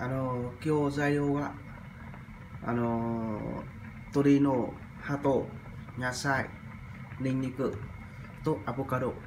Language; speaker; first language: Japanese; non-native, learner; Vietnamese